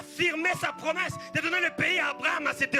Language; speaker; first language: French; native; French